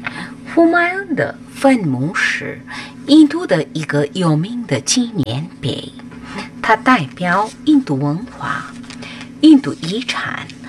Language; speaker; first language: Chinese; non-native, fluent; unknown